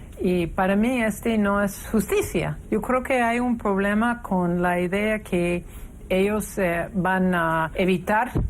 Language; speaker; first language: Spanish; non-native, fluent; English